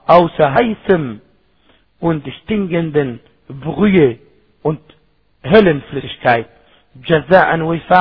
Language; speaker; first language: German; non-native, fluent; Arabic